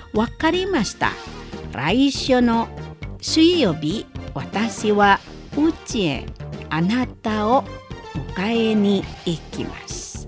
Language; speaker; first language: Japanese; non-native, fluent; Indonesian